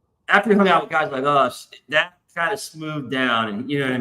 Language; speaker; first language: English; native; English